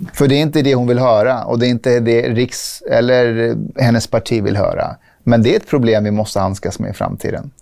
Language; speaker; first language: Swedish; early bilingual, other home language; Persian